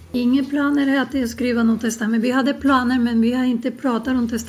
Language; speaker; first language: Swedish; non-native, learner; Spanish